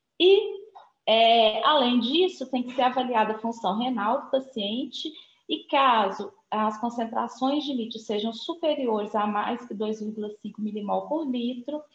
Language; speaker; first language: Portuguese; native; Portuguese